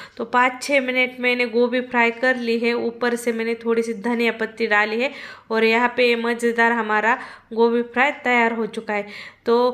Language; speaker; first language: Hindi; non-native, local second language; Marathi